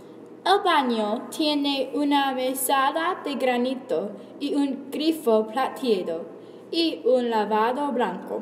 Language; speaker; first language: Spanish; non-native, learner; English